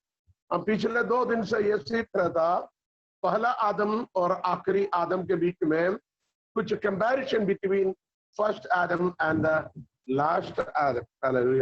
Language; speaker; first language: Hindi; non-native, local second language; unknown